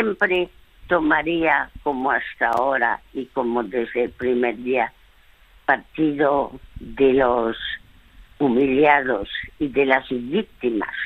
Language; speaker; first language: Spanish; early bilingual, other home language; French